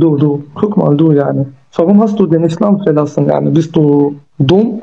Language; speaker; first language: German; non-native, learner; Kurdish